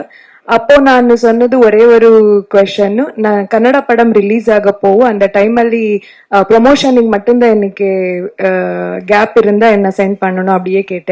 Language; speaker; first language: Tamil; non-native, learner; Kannada